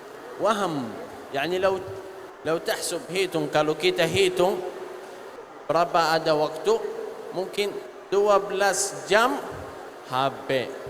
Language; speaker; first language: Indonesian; non-native, learner; Arabic